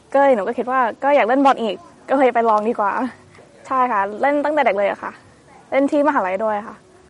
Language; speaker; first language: Thai; early bilingual, heritage; Thai